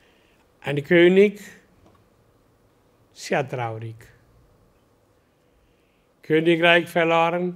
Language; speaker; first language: German; non-native, learner; Hindi